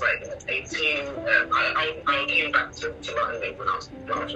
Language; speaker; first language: English; native; English